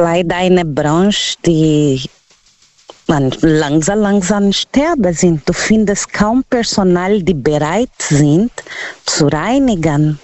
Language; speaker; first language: German; non-native, fluent; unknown